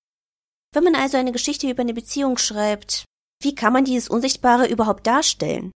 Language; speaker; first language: German; native; German